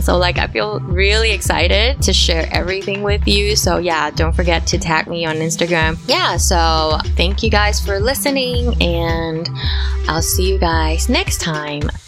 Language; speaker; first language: English; non-native, fluent; Chinese